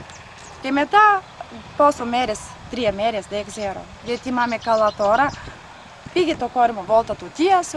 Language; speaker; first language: Greek; non-native, learner; Bulgarian